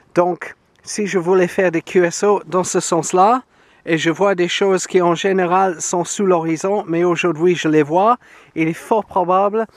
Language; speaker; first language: French; non-native, fluent; English